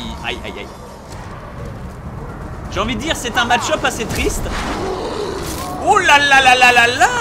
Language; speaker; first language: French; native; French